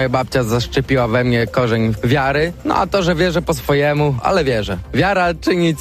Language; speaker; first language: Polish; native; Polish